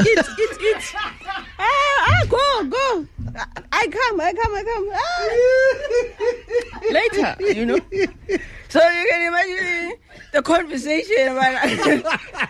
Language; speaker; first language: English; non-native, local second language; Northern Sotho